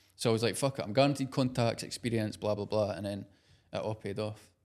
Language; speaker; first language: English; native; English